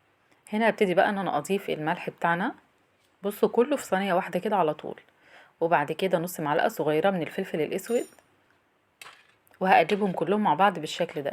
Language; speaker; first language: Arabic; native; Arabic